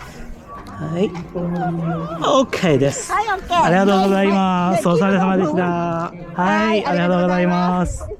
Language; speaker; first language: Japanese; non-native, learner; Chinese